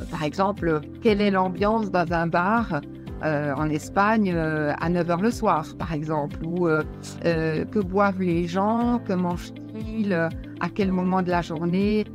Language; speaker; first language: French; non-native, fluent; Spanish